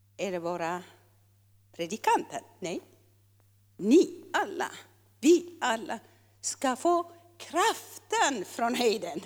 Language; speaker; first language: Swedish; non-native, fluent; Tigrinya